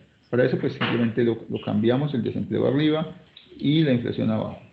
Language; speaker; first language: Spanish; native; Spanish